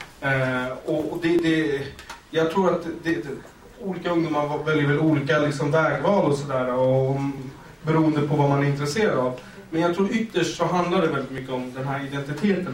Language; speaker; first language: Swedish; early bilingual, other home language; Kurdish